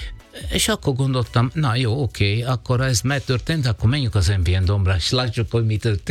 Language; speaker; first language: Hungarian; non-native, learner; Italian